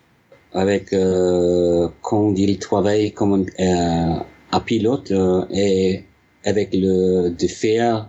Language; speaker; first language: French; non-native, learner; English